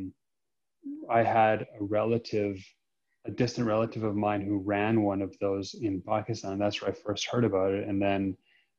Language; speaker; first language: English; native; English